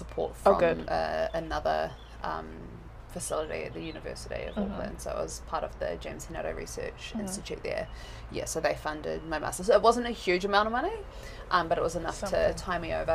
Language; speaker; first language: English; native; English